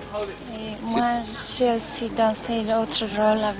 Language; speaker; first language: French; non-native, fluent; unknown